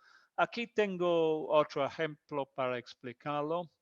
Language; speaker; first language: Spanish; non-native, fluent; English